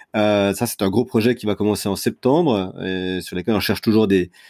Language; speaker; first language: French; native; French